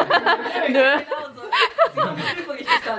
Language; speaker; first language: German; native; German